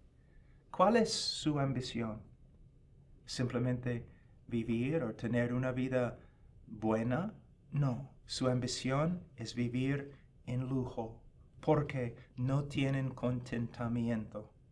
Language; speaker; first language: Spanish; non-native, fluent; English